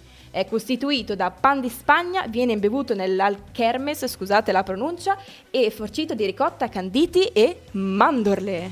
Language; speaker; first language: Italian; native; Italian